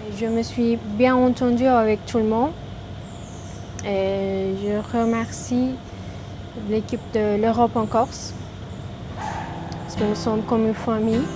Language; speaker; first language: French; non-native, fluent; Turkish